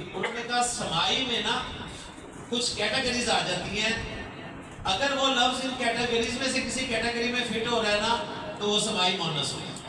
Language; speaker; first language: Urdu; non-native, local second language; Punjabi